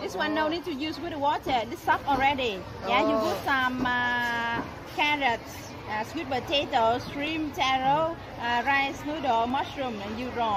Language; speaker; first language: English; non-native, learner; Vietnamese